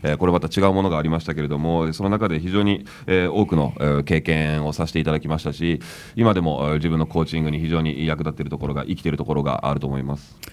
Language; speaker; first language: Japanese; native; Japanese